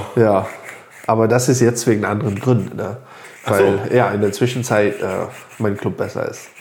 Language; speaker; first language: German; non-native, local second language; Luxembourgish